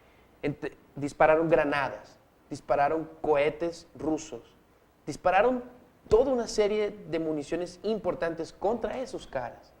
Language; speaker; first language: Portuguese; non-native, learner; Spanish